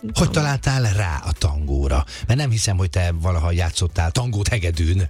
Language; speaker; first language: Hungarian; native; Hungarian